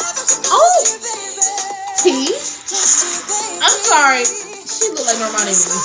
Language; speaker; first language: English; native; English